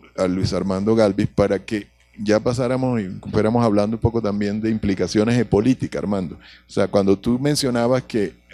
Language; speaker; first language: Spanish; native; Spanish